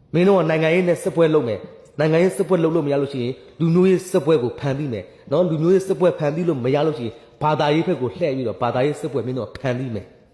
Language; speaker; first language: Burmese; native; Burmese